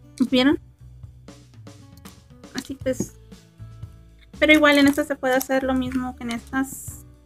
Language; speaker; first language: Spanish; early bilingual, heritage; Spanish